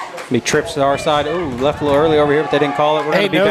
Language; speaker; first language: English; native; English